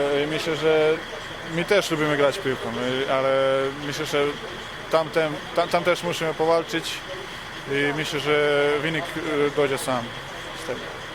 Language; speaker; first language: Polish; non-native, learner; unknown